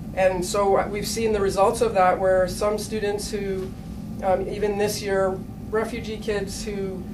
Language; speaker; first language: English; native; English